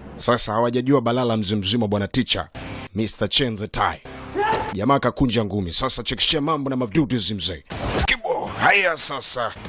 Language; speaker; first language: Swahili; native; Swahili